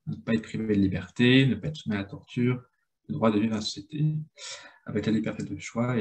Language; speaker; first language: French; native; French